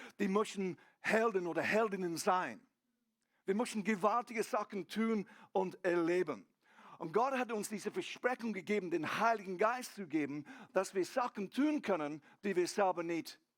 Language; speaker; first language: German; non-native, fluent; English